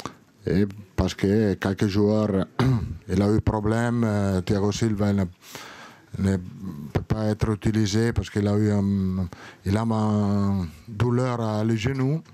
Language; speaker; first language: French; non-native, learner; Italian